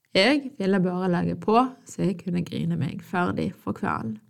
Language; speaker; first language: Norwegian; early bilingual, other home language; Arabic